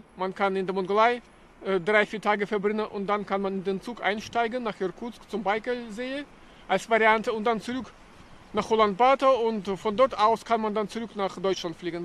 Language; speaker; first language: German; non-native, fluent; Russian